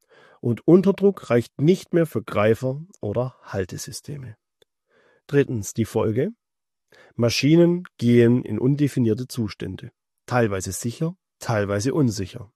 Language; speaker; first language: German; native; German